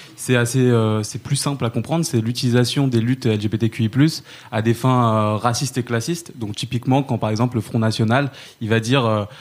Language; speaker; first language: French; native; French